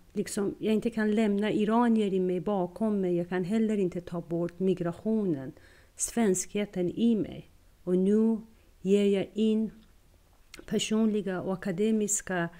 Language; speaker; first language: Swedish; non-native, fluent; Persian